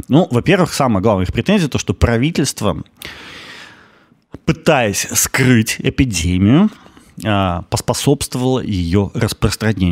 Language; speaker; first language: Russian; native; Russian